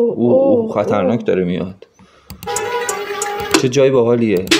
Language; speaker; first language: Persian; native; Persian